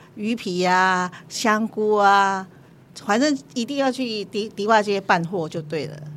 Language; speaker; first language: Chinese; native; Chinese